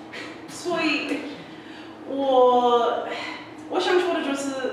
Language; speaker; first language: Chinese; non-native, learner; English